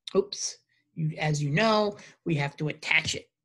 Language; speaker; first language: English; native; English